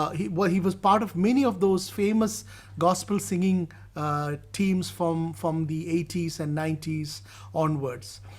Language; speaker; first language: English; non-native, local second language; Malayalam